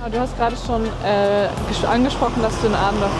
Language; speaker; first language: German; native; German